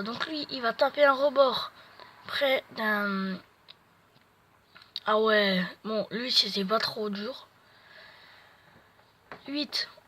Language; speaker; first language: French; native; French